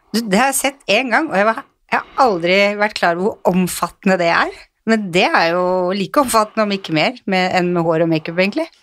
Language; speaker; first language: Norwegian; native; Norwegian